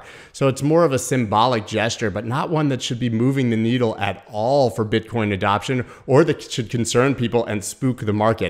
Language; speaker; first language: English; native; English